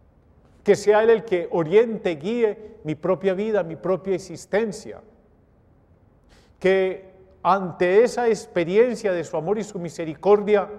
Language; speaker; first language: Spanish; native; Spanish